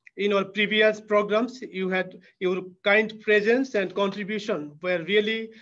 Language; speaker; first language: English; non-native, local second language; Bangla